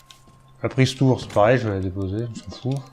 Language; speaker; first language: French; native; French